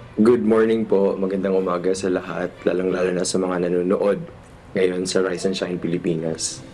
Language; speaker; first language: Filipino; non-native, local second language; Cebuano